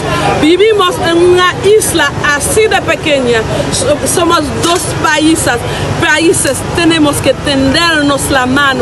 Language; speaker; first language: Spanish; non-native, fluent; Haitian Creole